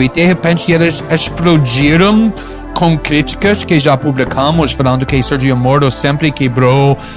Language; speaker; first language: Portuguese; non-native, fluent; English